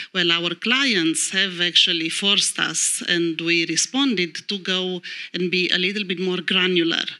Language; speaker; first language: English; non-native, fluent; Romanian